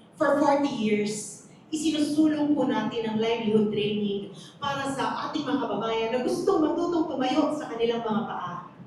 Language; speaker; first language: Filipino; native; Filipino